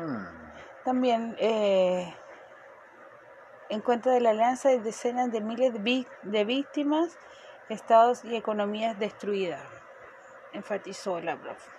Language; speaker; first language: Portuguese; non-native, fluent; Spanish